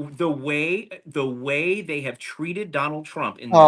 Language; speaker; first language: English; native; English